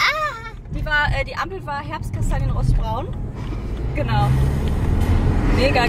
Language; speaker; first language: German; native; German